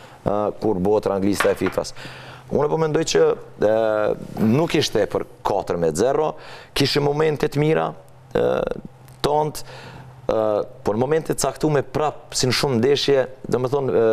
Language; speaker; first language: Albanian; native; Albanian